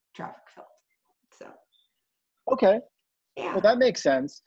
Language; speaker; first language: English; native; English